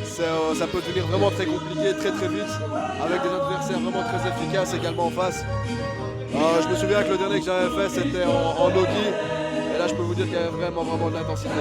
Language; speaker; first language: French; native; French